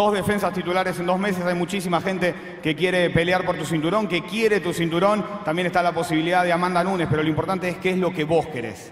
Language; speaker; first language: Spanish; native; Spanish